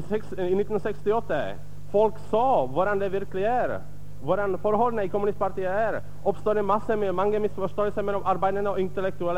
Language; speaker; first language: Norwegian; non-native, fluent; Czech